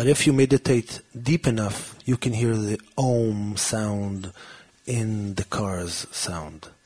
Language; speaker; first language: English; early bilingual, other home language; Hebrew